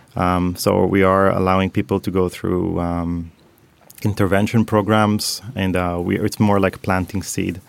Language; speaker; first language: English; non-native, fluent; Hebrew